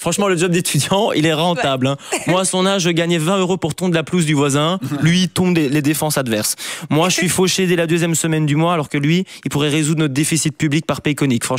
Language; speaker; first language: French; native; French